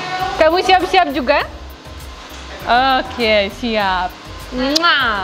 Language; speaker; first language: Indonesian; non-native, learner; Russian